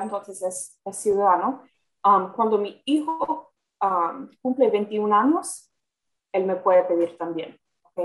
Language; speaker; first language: Spanish; non-native, fluent; English